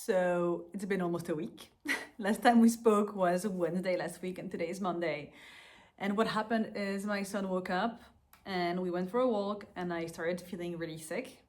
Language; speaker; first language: English; non-native, fluent; French